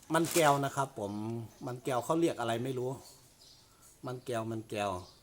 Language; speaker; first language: Thai; non-native, local second language; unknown